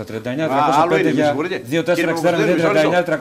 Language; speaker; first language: Greek; native; Greek